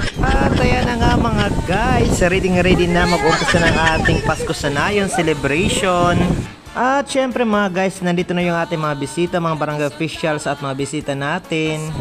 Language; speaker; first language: Filipino; non-native, local second language; Waray